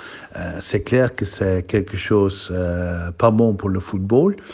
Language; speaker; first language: French; non-native, learner; Dutch